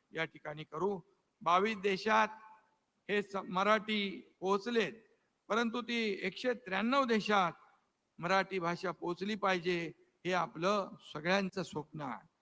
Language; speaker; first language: Marathi; native; Marathi